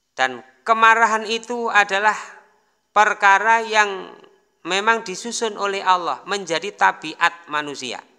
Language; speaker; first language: Indonesian; non-native, local second language; Javanese